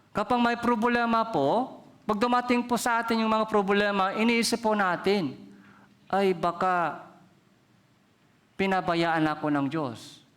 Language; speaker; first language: Filipino; non-native, fluent; Korean